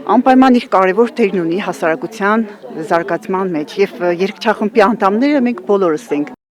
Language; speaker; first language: Armenian; native; Armenian